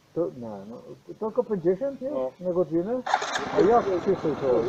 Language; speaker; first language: Polish; non-native, learner; Croatian